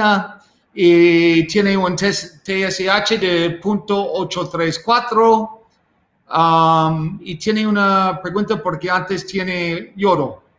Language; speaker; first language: Spanish; non-native, learner; English